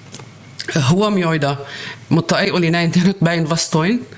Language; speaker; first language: Finnish; non-native, learner; Arabic